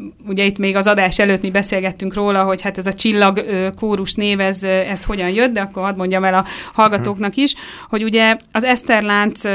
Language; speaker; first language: Hungarian; native; Hungarian